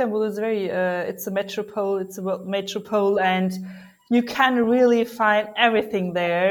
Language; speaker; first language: English; non-native, fluent; German